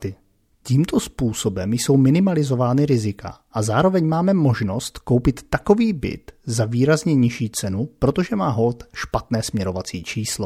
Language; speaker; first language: Czech; native; Czech